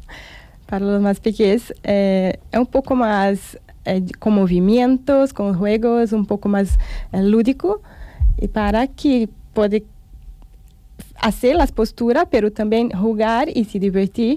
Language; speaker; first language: Spanish; non-native, fluent; Portuguese